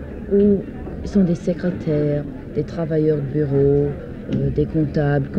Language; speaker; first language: French; non-native, fluent; English